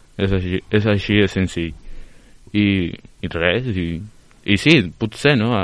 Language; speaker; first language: Catalan; non-native, local second language; Spanish